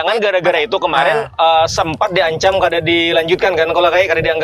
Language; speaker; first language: Indonesian; native; Indonesian